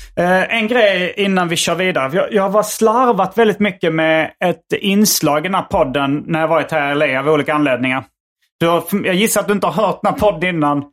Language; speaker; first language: Swedish; native; Swedish